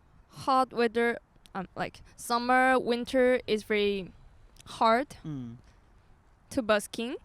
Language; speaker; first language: English; non-native, learner; Korean